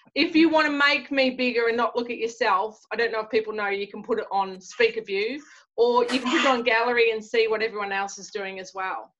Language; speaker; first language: English; native; English